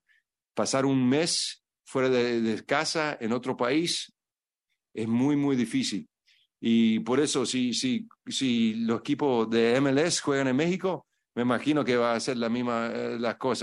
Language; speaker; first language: Spanish; non-native, fluent; English